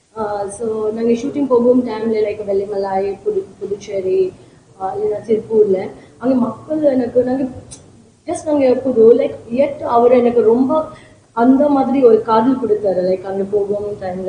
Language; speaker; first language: Tamil; non-native, learner; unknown